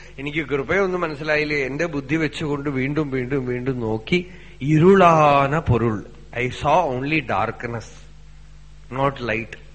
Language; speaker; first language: Malayalam; native; Malayalam